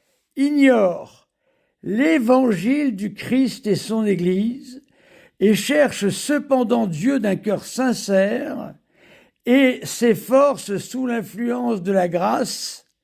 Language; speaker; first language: French; native; French